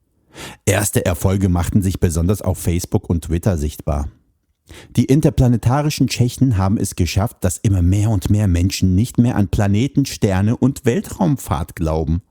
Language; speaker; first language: German; native; German